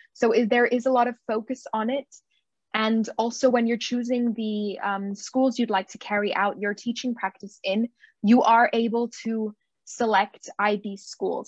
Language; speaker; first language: English; non-native, fluent; Spanish